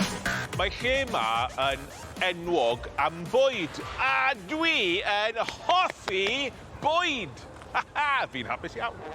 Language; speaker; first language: Welsh; non-native, learner; English